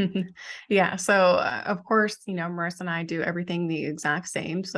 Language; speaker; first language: English; native; English